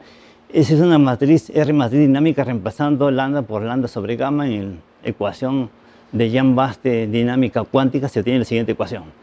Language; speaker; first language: Spanish; native; Spanish